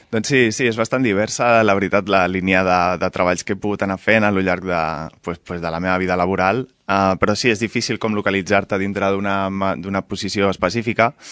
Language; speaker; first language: Catalan; non-native, local second language; Spanish